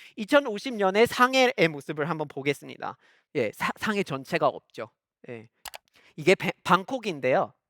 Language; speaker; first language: Korean; non-native, fluent; English